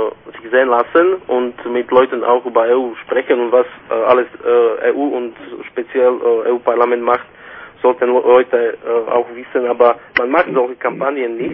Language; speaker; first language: German; non-native, fluent; Slovak